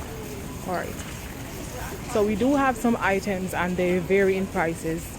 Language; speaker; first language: English; native; English